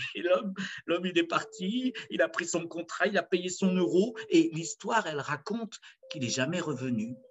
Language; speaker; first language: French; native; French